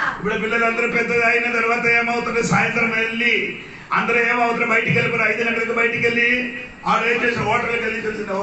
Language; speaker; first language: Telugu; non-native, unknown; Malayalam